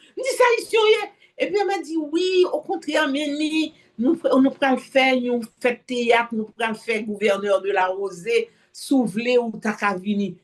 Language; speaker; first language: French; non-native, local second language; Haitian Creole